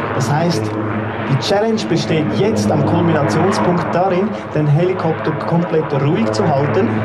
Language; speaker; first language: German; native; German